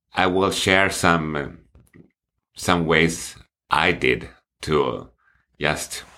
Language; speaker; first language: English; non-native, fluent; Swedish